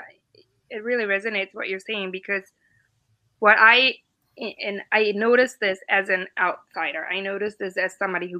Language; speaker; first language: English; non-native, fluent; German